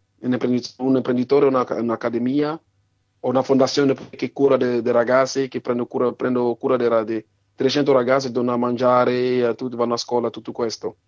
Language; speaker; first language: Italian; non-native, learner; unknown